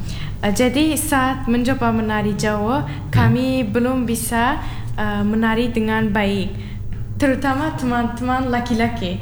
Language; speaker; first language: Indonesian; non-native, learner; Turkmen